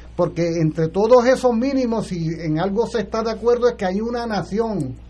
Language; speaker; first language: Spanish; native; Spanish